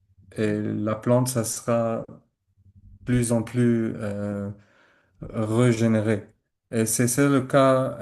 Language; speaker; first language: French; non-native, learner; Arabic